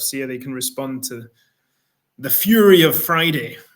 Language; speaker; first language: English; native; English